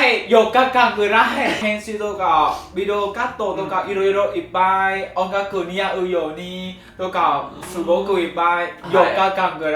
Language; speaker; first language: Japanese; non-native, learner; Vietnamese